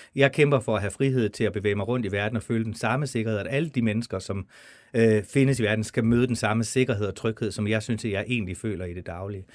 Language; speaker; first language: Danish; native; Danish